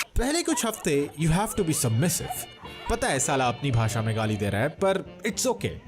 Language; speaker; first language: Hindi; non-native, local second language; Bangla